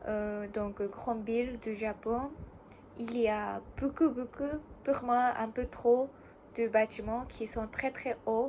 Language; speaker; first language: French; non-native, learner; Japanese